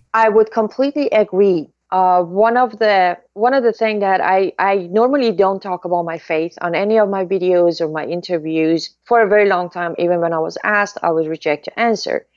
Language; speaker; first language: English; non-native, fluent; Persian